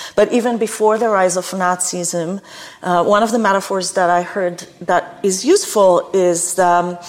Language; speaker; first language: English; non-native, fluent; Hebrew